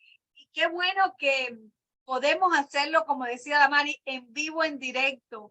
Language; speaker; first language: Spanish; native; Spanish